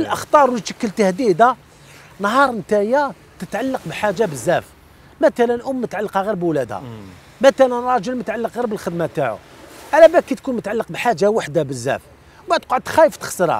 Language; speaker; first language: Arabic; native; Arabic